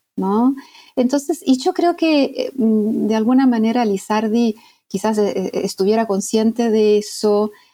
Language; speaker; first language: Spanish; non-native, fluent; Italian